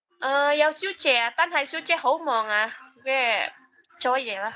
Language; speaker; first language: Cantonese; non-native, learner; Indonesian